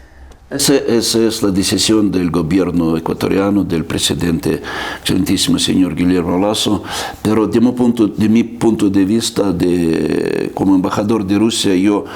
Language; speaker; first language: Spanish; non-native, fluent; Russian